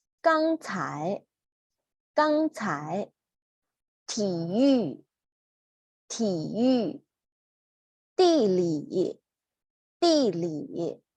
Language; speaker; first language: Chinese; non-native, fluent; Thai